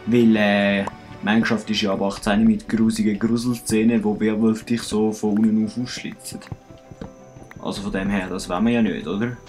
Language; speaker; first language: German; native; German